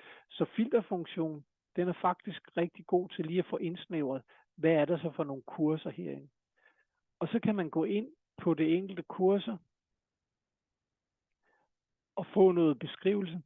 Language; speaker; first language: Danish; native; Danish